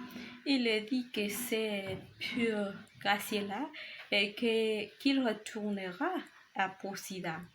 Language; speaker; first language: French; non-native, learner; Spanish